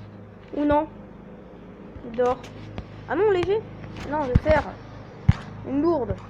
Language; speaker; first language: French; native; French